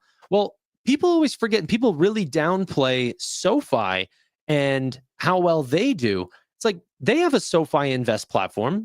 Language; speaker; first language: English; native; English